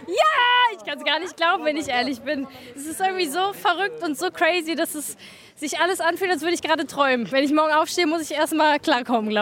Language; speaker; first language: German; native; German